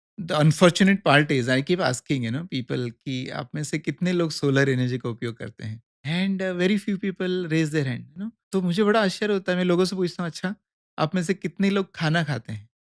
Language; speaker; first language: Hindi; native; Hindi